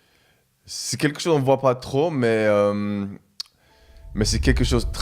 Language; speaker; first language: French; non-native, fluent; English